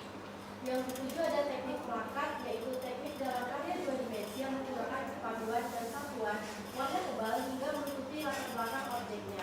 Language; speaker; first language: Indonesian; native; Indonesian